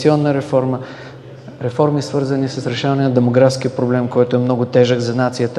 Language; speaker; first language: Bulgarian; native; Bulgarian